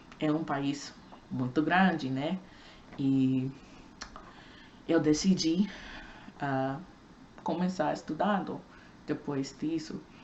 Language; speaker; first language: Portuguese; non-native, learner; English